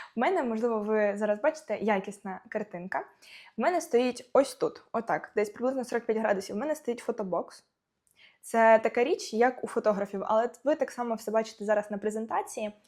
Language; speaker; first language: Ukrainian; non-native, local second language; Russian